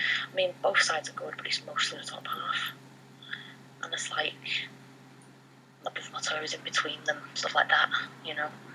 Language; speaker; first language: English; native; English